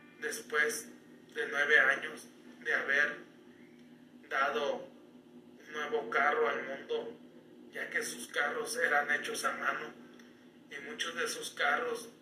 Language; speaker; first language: Spanish; native; Spanish